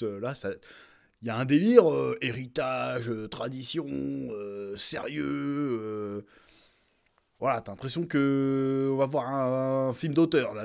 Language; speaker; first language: French; native; French